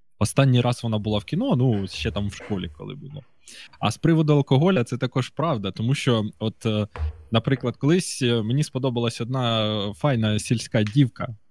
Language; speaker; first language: Ukrainian; native; Ukrainian